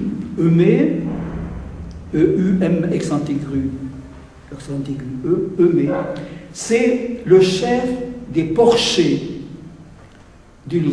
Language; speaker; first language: French; native; French